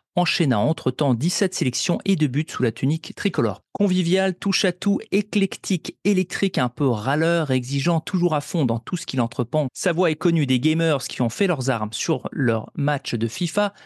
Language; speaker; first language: French; native; French